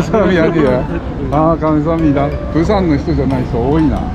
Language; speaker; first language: Korean; non-native, learner; Japanese